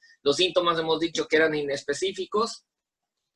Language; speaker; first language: Spanish; native; Spanish